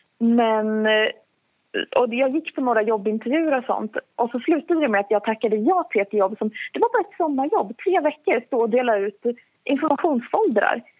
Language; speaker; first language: Swedish; native; Swedish